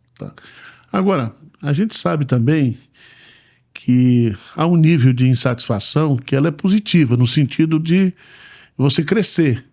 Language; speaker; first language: Portuguese; native; Portuguese